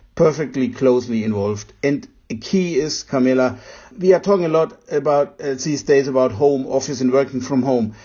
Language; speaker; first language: English; non-native, fluent; German